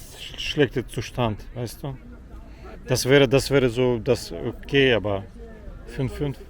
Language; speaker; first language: German; non-native, learner; Russian